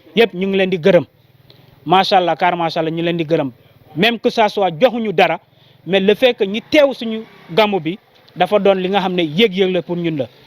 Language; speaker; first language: Wolof; non-native, local second language; Jola-Fonyi